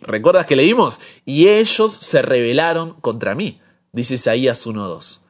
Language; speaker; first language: Spanish; native; Spanish